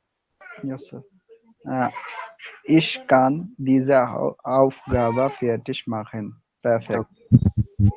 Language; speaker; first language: German; non-native, learner; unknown